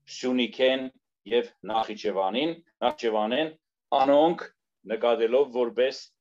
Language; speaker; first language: Armenian; native; Armenian